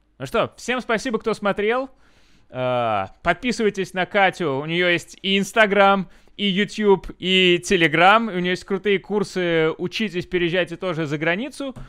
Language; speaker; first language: Russian; native; Russian